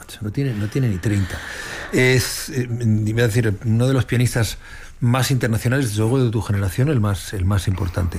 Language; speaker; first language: Spanish; native; Spanish